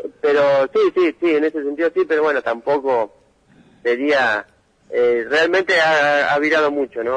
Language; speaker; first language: Spanish; native; Spanish